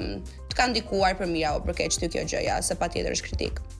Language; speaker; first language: Albanian; native; Albanian